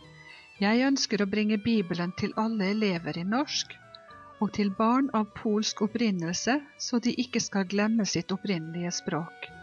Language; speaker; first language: Norwegian; non-native, fluent; Polish